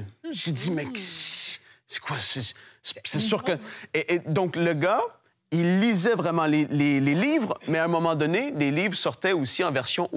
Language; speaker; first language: French; native; French